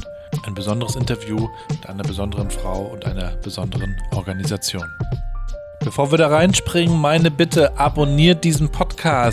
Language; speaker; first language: German; native; German